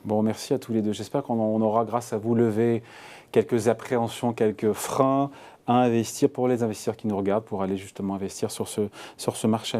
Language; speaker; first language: French; native; French